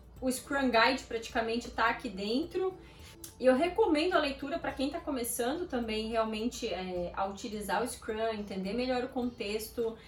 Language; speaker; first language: Portuguese; native; Portuguese